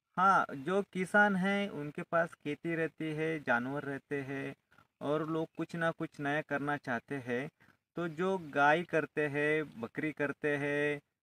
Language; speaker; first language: Hindi; non-native, local second language; Marathi